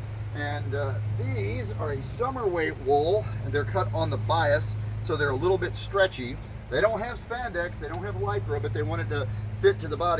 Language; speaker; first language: English; native; English